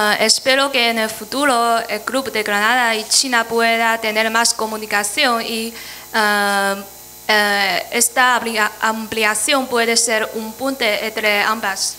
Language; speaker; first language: Spanish; non-native, fluent; Chinese